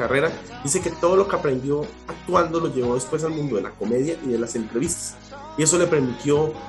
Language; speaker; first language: Spanish; native; Spanish